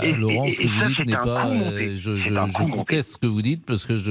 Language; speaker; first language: French; native; French